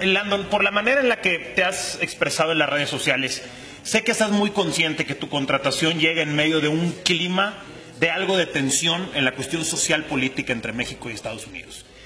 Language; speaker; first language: Spanish; native; Spanish